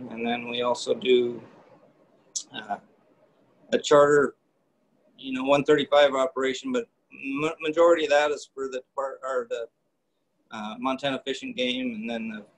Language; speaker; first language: English; native; English